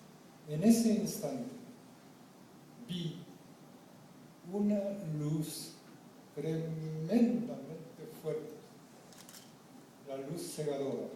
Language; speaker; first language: Spanish; non-native, fluent; Japanese